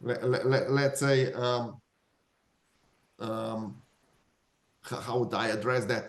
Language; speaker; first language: English; non-native, fluent; Slovenian